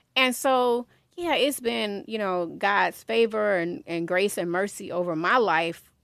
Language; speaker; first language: English; native; English